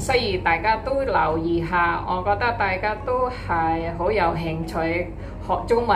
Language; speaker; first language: Cantonese; non-native, learner; Indonesian